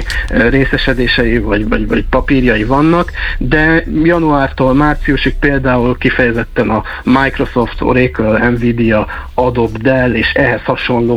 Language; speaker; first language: Hungarian; native; Hungarian